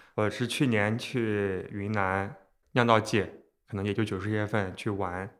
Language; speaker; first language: Chinese; native; Chinese